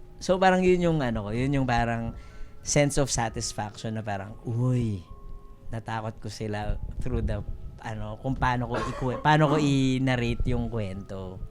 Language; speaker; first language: Filipino; non-native, local second language; Aklanon